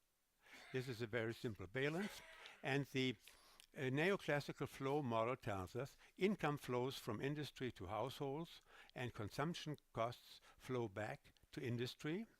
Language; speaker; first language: English; non-native, fluent; German